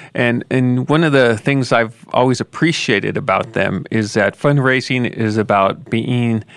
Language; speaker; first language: English; native; English